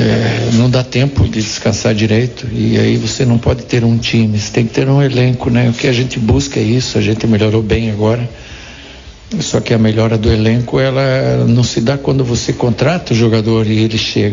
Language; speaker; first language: Portuguese; native; Portuguese